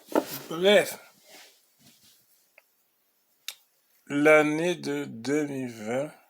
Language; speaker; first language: French; non-native, local second language; Haitian Creole